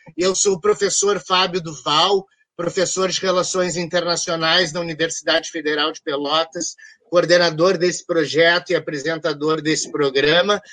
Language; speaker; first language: Portuguese; native; Portuguese